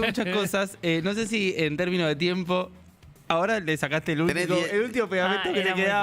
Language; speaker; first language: Spanish; native; Spanish